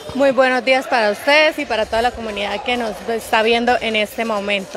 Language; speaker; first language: Spanish; native; Spanish